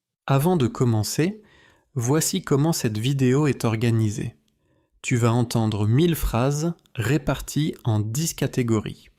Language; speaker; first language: French; native; French